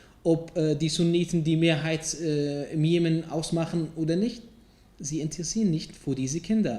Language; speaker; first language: German; non-native, fluent; Arabic